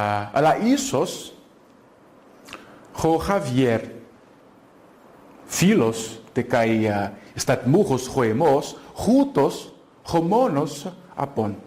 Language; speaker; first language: Greek; non-native, fluent; Portuguese